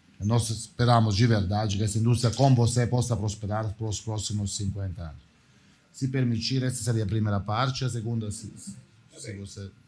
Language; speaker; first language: Portuguese; non-native, fluent; Italian